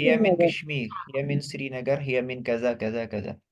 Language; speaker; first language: Arabic; non-native, fluent; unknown